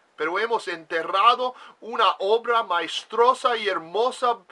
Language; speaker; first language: Spanish; non-native, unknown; English